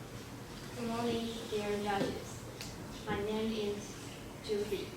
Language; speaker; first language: English; non-native, fluent; Chinese